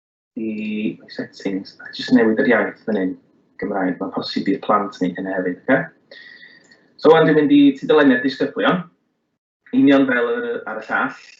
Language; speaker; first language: Welsh; native; Welsh